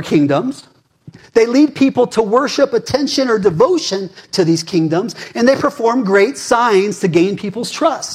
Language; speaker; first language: English; native; English